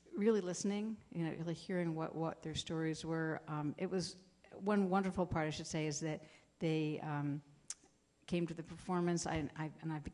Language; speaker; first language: English; native; English